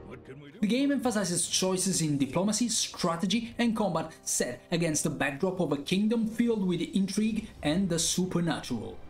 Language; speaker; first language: English; non-native, fluent; Italian